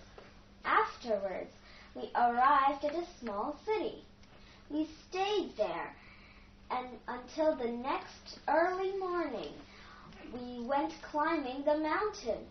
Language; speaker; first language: English; non-native, fluent; Chinese